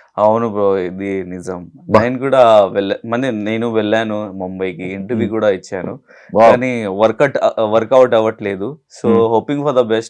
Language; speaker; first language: Telugu; non-native, learner; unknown